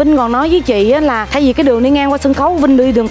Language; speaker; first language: Vietnamese; native; Vietnamese